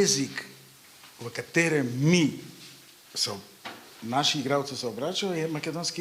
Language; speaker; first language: Slovenian; non-native, fluent; Macedonian